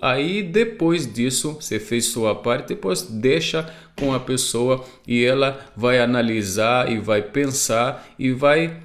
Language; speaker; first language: Portuguese; non-native, fluent; Arabic